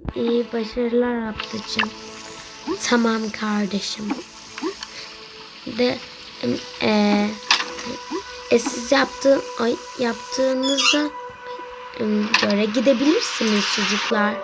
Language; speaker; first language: Turkish; native; Turkish